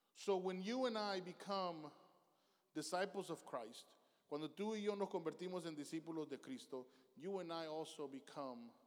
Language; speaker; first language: English; early bilingual, other home language; Spanish